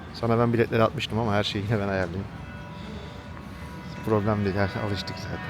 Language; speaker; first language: Turkish; native; Turkish